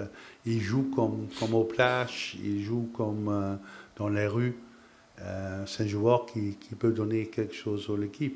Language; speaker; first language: French; non-native, fluent; Dutch